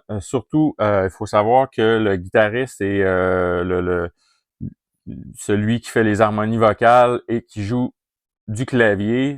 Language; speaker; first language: French; native; French